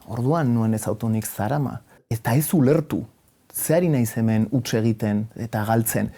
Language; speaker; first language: Basque; non-native, local second language; Spanish